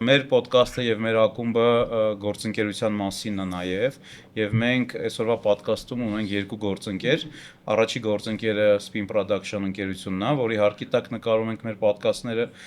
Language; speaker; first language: Armenian; native; Armenian